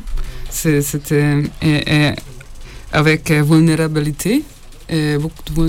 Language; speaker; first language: French; non-native, learner; Hungarian